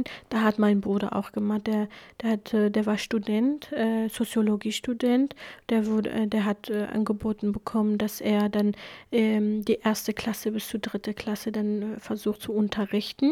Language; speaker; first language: German; non-native, fluent; Kurdish